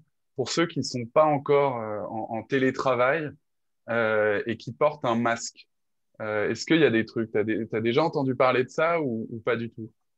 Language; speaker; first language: French; native; French